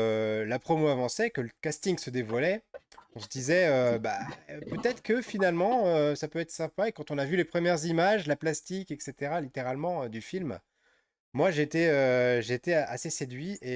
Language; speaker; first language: French; native; French